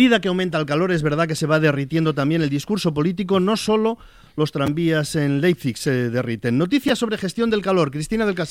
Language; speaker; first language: Spanish; native; Spanish